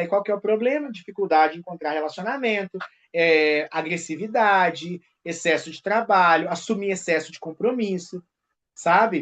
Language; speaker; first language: Portuguese; native; Portuguese